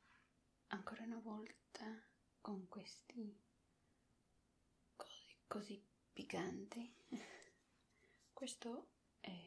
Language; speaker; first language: Italian; non-native, learner; Spanish